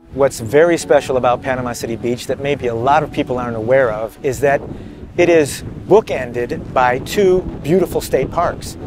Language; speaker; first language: English; native; English